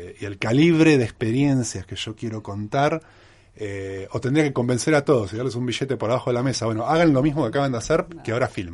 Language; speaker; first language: Spanish; native; Spanish